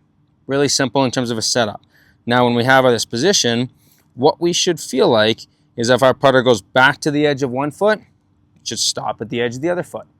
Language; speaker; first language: English; native; English